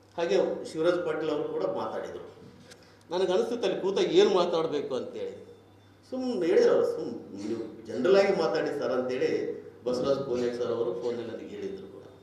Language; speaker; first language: Kannada; native; Kannada